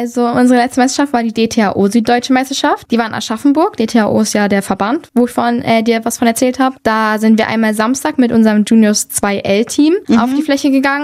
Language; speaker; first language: German; native; German